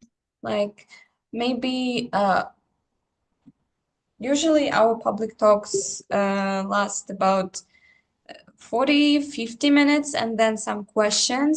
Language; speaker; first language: English; non-native, fluent; Uzbek